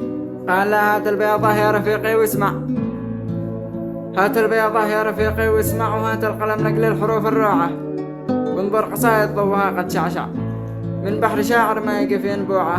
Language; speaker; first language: Arabic; native; Arabic